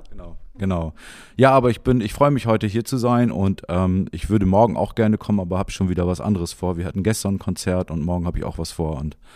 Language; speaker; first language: German; native; German